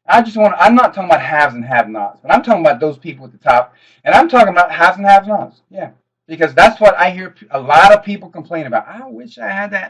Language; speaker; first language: English; native; English